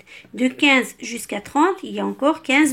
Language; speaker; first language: French; non-native, local second language; Arabic